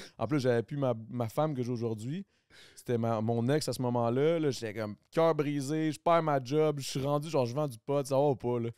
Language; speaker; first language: French; native; French